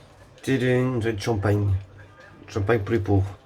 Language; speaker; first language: French; native; French